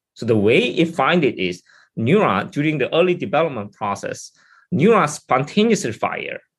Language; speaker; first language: English; non-native, fluent; Korean